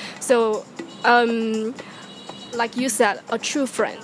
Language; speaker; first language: English; non-native, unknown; Chinese